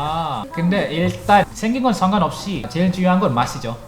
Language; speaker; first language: Korean; non-native, fluent; Malay